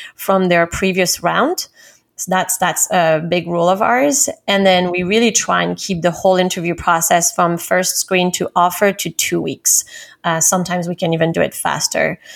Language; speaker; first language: English; non-native, fluent; French